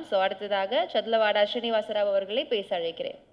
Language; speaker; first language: Tamil; native; Tamil